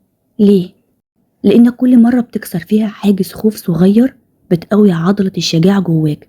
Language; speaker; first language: Arabic; native; Arabic